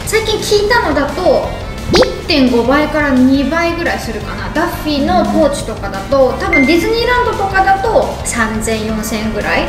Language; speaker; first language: Japanese; native; Japanese